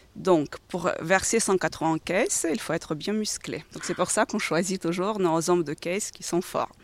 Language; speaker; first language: French; non-native, fluent; Ukrainian